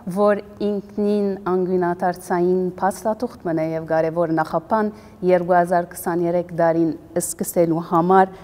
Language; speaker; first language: Armenian; early bilingual, heritage; Armenian